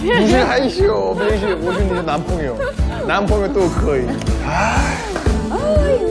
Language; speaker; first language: Chinese; non-native, learner; Korean